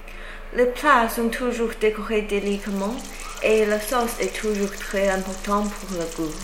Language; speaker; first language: French; non-native, learner; Chinese